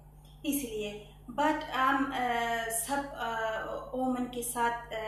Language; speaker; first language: Hindi; non-native, fluent; Persian